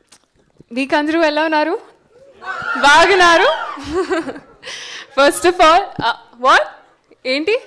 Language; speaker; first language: Telugu; non-native, learner; Hindi